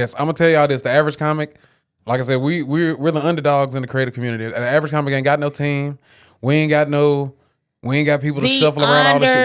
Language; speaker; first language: English; native; English